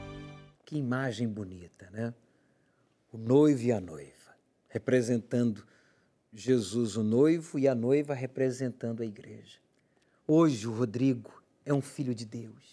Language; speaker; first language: Portuguese; native; Portuguese